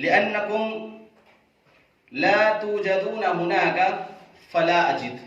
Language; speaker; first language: Arabic; non-native, fluent; Urdu